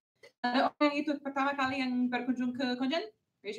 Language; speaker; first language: Indonesian; non-native, learner; English